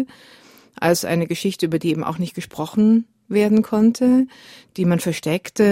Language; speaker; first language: German; native; German